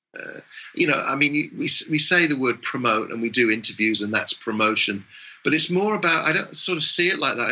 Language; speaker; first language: English; native; English